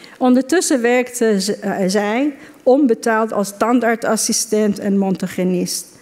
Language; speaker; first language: Dutch; non-native, fluent; Persian